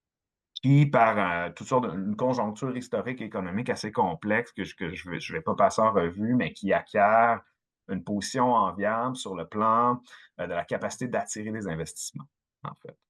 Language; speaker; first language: French; native; French